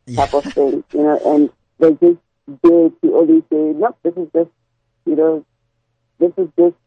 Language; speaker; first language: English; non-native, local second language; Tswana